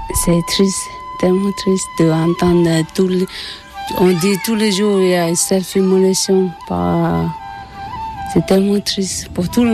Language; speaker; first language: French; non-native, learner; Tibetan